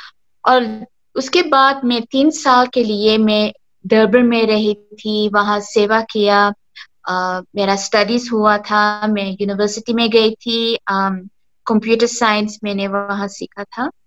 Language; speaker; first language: Hindi; early bilingual, heritage; Hindi